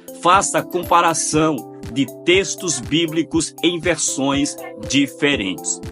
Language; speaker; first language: Portuguese; native; Portuguese